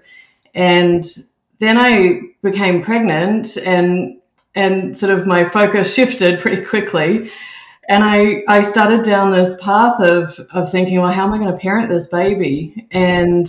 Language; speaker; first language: English; native; English